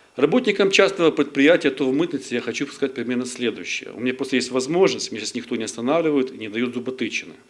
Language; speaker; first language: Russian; non-native, local second language; Ukrainian